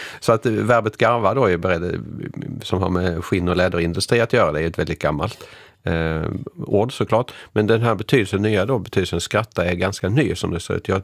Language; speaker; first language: Swedish; native; Swedish